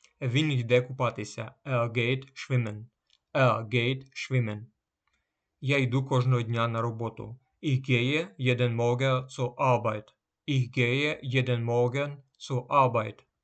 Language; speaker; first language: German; non-native, fluent; Ukrainian